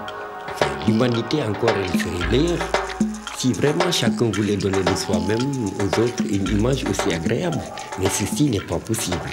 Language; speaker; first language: French; non-native, local second language; Wolof